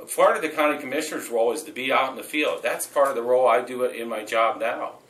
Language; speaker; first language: English; native; English